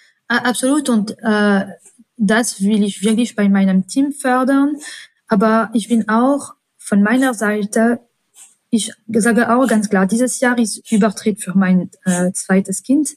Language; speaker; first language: German; non-native, fluent; French